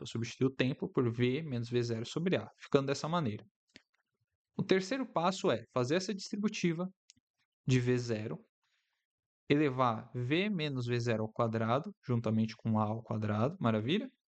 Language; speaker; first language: Portuguese; native; Portuguese